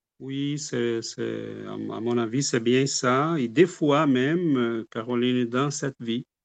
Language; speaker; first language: French; non-native, fluent; Portuguese